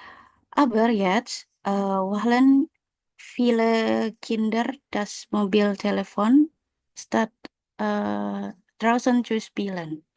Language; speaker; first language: German; non-native, learner; Indonesian